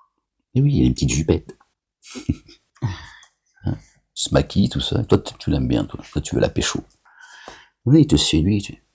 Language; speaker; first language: French; native; French